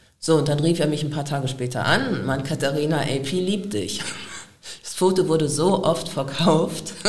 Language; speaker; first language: German; native; German